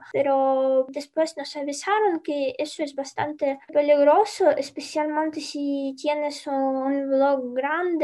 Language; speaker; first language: Spanish; non-native, fluent; Ukrainian